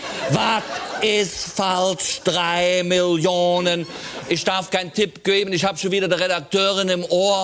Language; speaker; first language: German; native; German